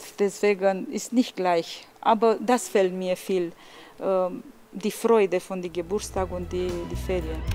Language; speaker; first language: German; non-native, learner; Romanian